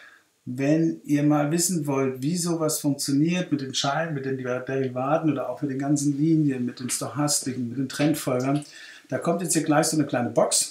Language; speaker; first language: German; native; German